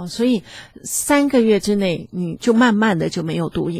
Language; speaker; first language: Chinese; native; Chinese